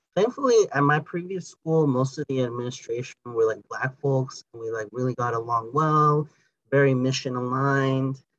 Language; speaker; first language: English; early bilingual, other home language; Spanish